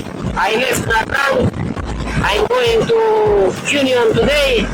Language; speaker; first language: English; non-native, learner; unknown